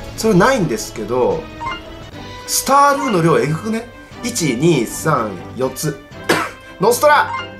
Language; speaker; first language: Japanese; native; Japanese